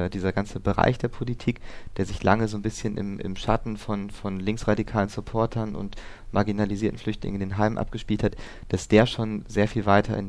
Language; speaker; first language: German; native; German